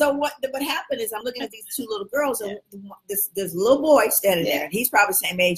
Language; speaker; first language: English; native; English